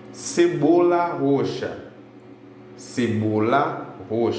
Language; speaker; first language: Portuguese; non-native, fluent; Haitian Creole